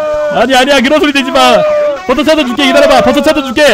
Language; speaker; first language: Korean; native; Korean